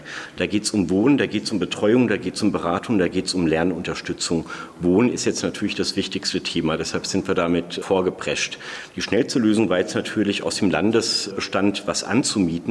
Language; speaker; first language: German; native; German